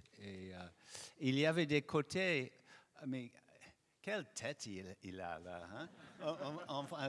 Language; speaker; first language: French; non-native, fluent; English